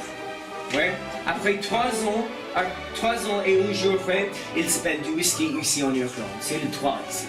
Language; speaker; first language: French; non-native, learner; English